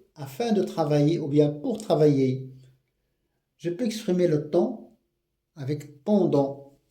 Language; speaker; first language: French; non-native, local second language; Arabic